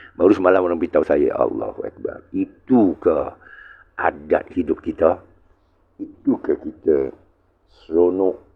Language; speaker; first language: Malay; non-native, local second language; Chinese